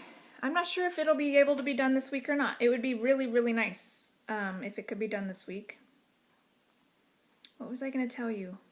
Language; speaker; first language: English; native; English